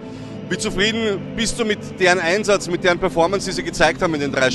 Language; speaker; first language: German; native; German